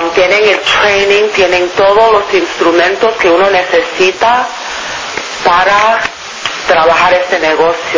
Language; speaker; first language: Spanish; non-native, fluent; English